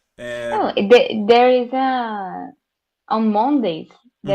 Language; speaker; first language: English; non-native, learner; Portuguese